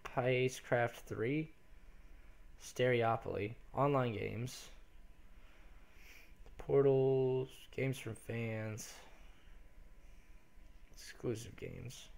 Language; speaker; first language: English; native; English